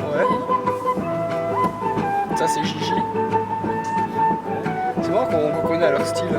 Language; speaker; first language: French; native; French